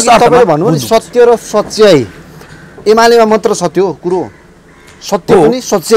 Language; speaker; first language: Nepali; native; Nepali